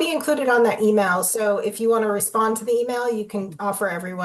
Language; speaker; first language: English; native; English